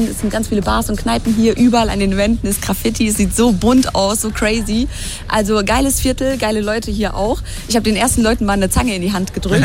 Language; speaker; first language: German; native; German